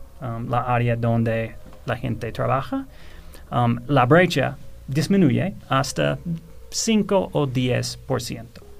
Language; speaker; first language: Spanish; non-native, fluent; English